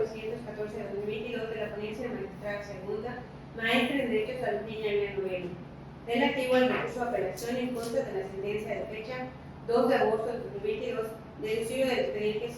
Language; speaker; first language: Spanish; native; Spanish